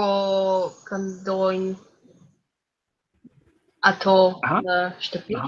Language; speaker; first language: Albanian; non-native, learner; Bulgarian